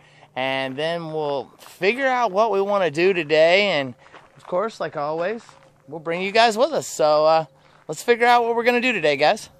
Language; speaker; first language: English; native; English